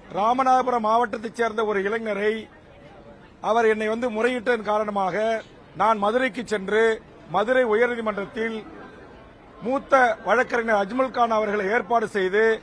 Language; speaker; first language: Tamil; native; Tamil